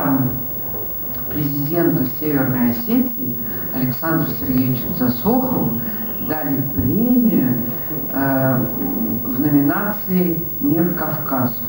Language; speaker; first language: Russian; native; Russian